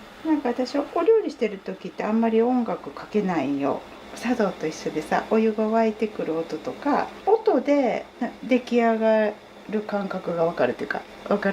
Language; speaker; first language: Japanese; native; Japanese